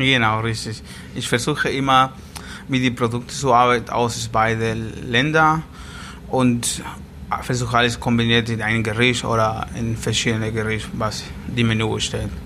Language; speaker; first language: German; non-native, learner; Spanish